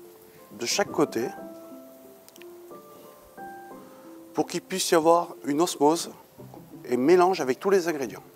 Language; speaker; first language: French; native; French